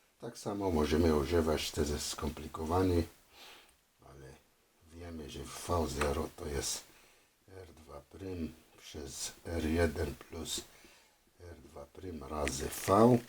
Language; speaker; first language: Polish; non-native, fluent; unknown